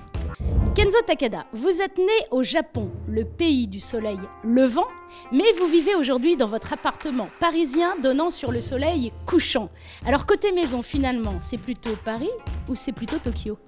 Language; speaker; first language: French; native; French